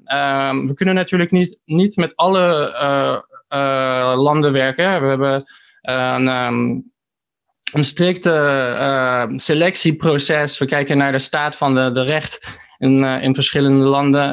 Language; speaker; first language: Dutch; early bilingual, heritage; Dutch